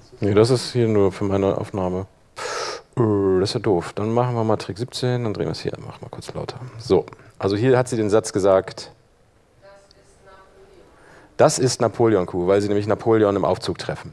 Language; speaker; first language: German; native; German